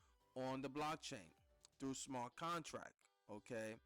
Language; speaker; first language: English; native; English